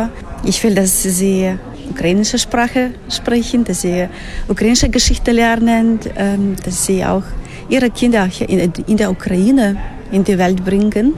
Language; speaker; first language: German; non-native, fluent; Ukrainian